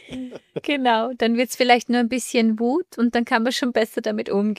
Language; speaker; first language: German; native; German